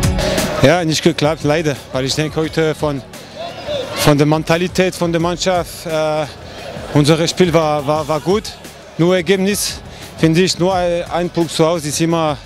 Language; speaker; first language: German; non-native, fluent; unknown